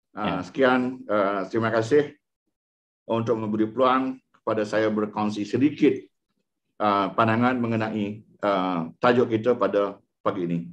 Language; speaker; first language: Malay; non-native, local second language; Iban